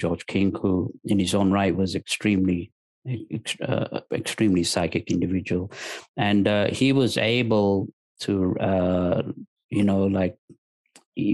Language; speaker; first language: English; native; English